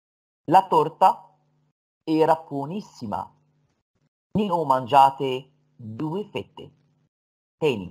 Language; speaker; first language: Italian; non-native, fluent; Arabic